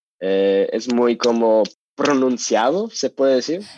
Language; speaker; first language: Spanish; non-native, fluent; English